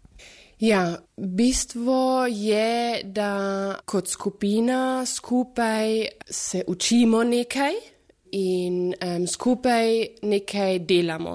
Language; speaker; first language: Slovenian; non-native, fluent; German